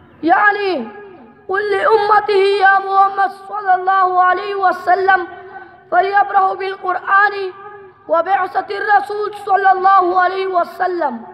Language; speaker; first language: Arabic; non-native, learner; Urdu